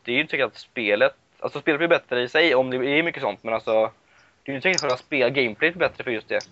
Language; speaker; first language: Swedish; native; Swedish